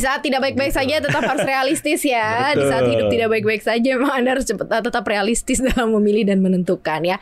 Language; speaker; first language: Indonesian; native; Indonesian